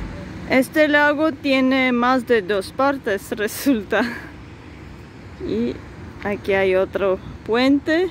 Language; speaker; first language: Spanish; non-native, fluent; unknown